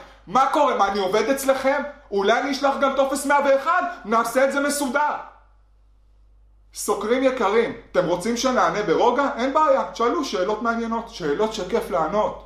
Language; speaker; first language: Hebrew; native; Hebrew